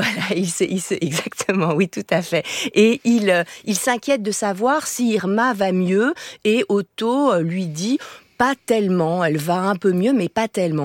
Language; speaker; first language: French; native; French